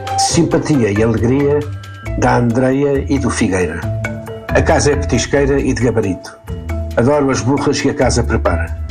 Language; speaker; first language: Portuguese; native; Portuguese